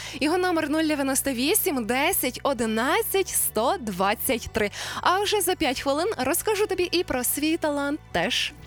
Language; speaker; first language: Ukrainian; native; Ukrainian